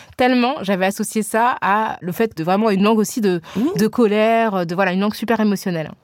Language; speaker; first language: French; native; French